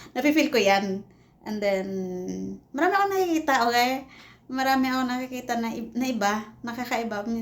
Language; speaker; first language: Filipino; non-native, local second language; Cebuano